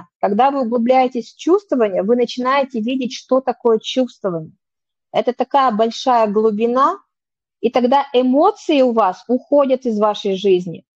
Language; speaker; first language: Russian; native; Russian